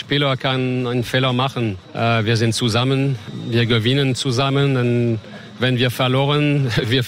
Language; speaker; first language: German; non-native, learner; French